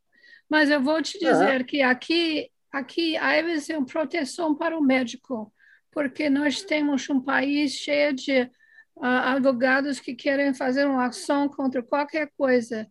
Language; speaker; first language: Portuguese; non-native, fluent; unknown